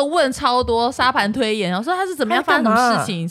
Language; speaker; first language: Chinese; native; Chinese